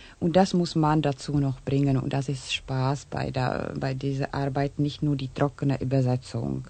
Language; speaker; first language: German; non-native, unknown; Czech